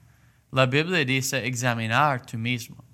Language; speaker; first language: Spanish; non-native, learner; English